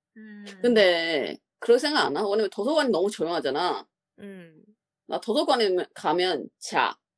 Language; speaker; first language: Korean; non-native, learner; Chinese